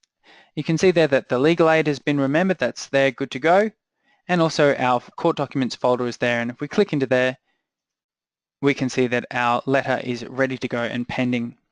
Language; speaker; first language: English; native; English